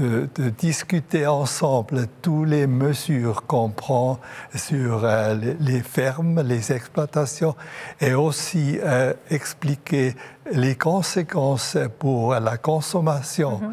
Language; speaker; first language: French; non-native, local second language; German